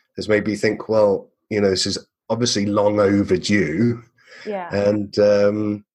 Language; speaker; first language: English; native; English